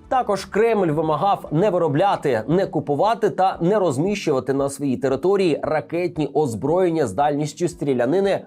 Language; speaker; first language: Ukrainian; native; Ukrainian